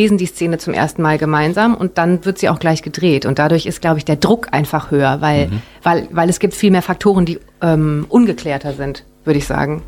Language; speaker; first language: German; early bilingual, other home language; Japanese